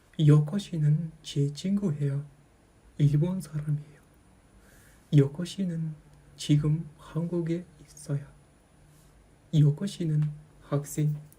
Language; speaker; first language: Korean; non-native, fluent; Kazakh